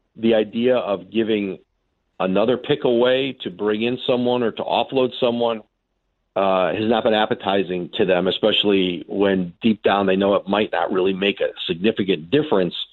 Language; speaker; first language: English; native; English